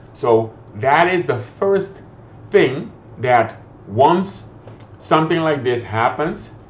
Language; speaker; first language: English; non-native, fluent; Papiamento